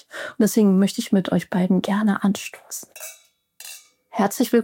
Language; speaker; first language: German; native; German